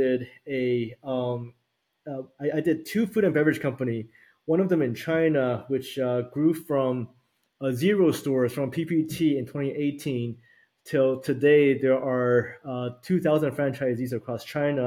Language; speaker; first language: English; early bilingual, other home language; Chinese